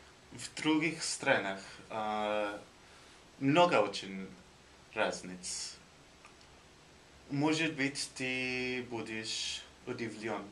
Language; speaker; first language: Russian; non-native, learner; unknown